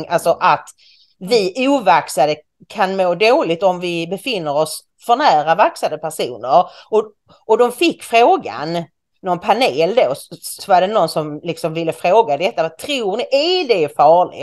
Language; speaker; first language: Swedish; native; Swedish